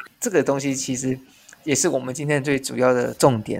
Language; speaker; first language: Chinese; native; Chinese